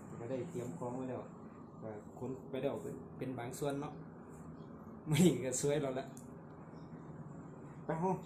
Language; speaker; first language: Thai; non-native, local second language; Lao